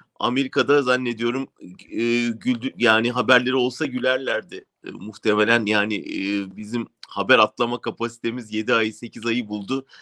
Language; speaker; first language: Turkish; native; Turkish